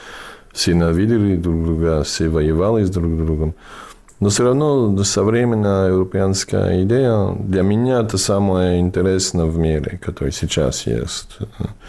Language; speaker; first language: Russian; non-native, fluent; English